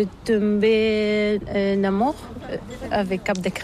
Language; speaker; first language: French; non-native, fluent; Bulgarian